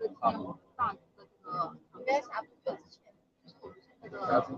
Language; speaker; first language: Chinese; native; Chinese